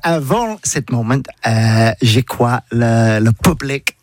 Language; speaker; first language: French; non-native, learner; English